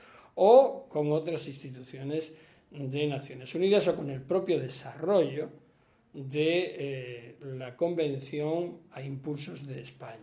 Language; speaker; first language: Spanish; native; Spanish